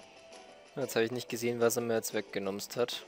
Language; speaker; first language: German; native; German